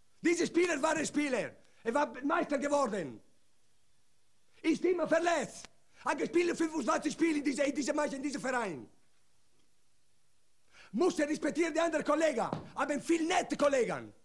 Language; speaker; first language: German; non-native, learner; Italian